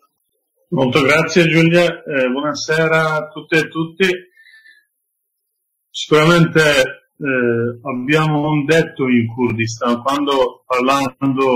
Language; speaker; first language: Italian; non-native, learner; Kurdish